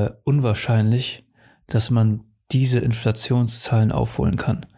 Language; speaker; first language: German; early bilingual, other home language; Portuguese